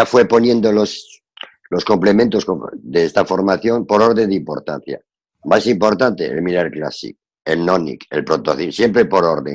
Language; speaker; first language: Spanish; native; Spanish